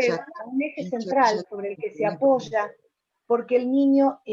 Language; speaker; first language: Spanish; native; Spanish